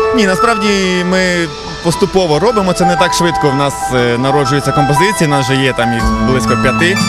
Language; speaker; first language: Ukrainian; native; Ukrainian